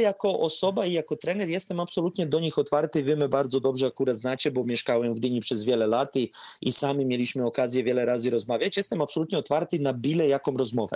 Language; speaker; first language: Polish; non-native, fluent; Serbian